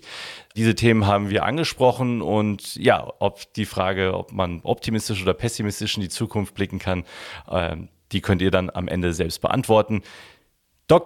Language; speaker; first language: German; native; German